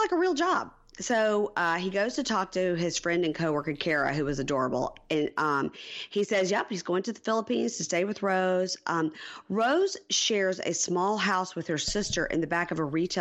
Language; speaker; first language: English; native; English